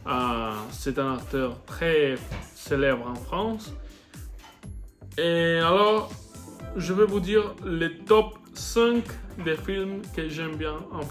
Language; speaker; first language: French; non-native, learner; Spanish